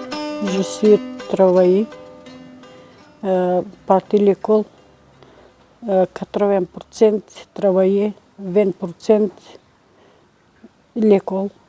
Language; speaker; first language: French; non-native, learner; Turkish